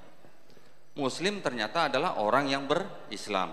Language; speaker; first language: Indonesian; native; Indonesian